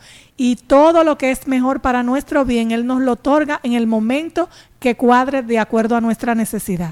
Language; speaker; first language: Spanish; native; Spanish